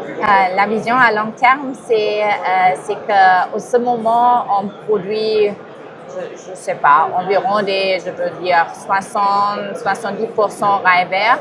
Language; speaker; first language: French; non-native, fluent; German